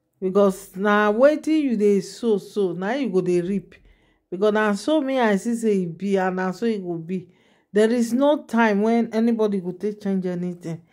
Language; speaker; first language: Nigerian Pidgin; non-native, local second language; Yoruba